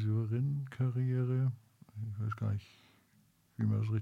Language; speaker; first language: German; native; German